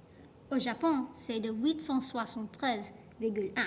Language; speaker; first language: French; non-native, learner; English